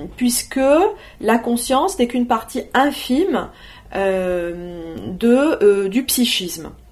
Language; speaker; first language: French; native; French